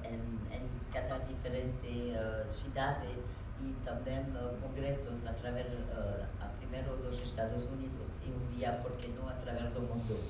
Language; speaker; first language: Portuguese; non-native, learner; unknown